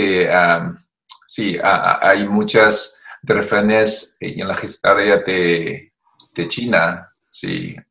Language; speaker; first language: Spanish; non-native, learner; Chinese